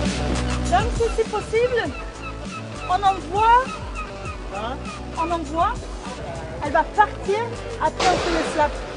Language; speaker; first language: French; non-native, fluent; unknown